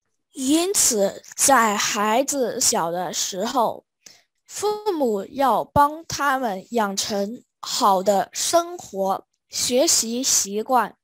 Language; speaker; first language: Chinese; non-native, fluent; Vietnamese